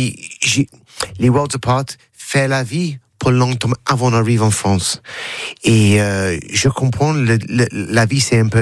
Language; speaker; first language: French; non-native, learner; English